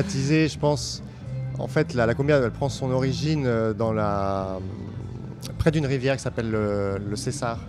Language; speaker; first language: French; native; French